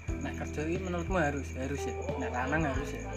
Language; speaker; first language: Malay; non-native, local second language; Javanese